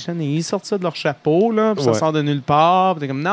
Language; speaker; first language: French; native; French